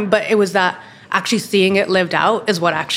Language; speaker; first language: English; non-native, local second language; Urdu